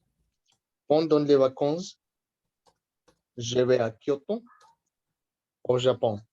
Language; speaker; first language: French; non-native, learner; Spanish